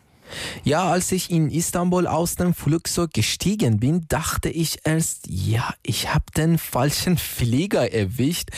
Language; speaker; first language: German; non-native, fluent; Persian